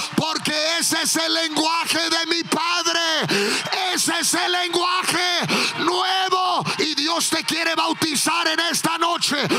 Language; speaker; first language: Spanish; early bilingual, heritage; Spanish